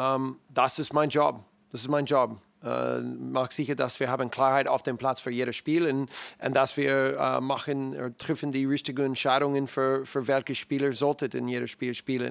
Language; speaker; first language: German; non-native, learner; English